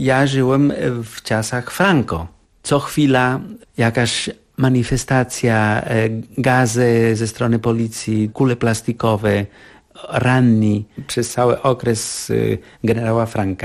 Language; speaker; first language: Polish; non-native, fluent; Catalan